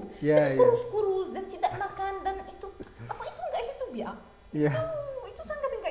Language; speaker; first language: Indonesian; non-native, learner; Arabic